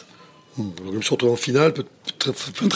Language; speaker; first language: French; native; French